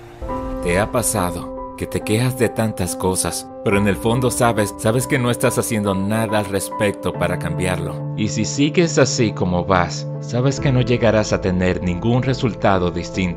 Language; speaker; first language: Spanish; native; Spanish